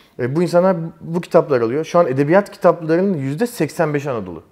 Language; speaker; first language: Turkish; native; Turkish